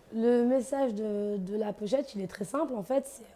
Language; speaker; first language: French; native; French